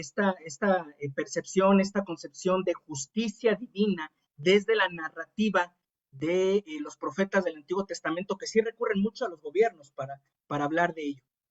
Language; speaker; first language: Spanish; native; Spanish